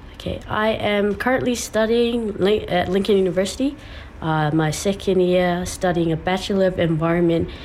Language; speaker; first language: English; early bilingual, other home language; Samoan